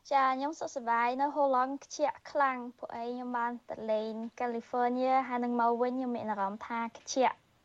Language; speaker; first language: Khmer; early bilingual, heritage; Khmer